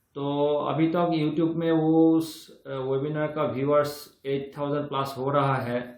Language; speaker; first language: Hindi; non-native, local second language; Assamese